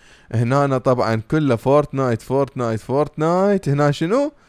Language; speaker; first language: Arabic; native; Arabic